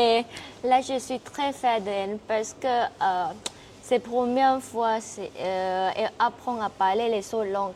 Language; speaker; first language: French; non-native, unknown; Thai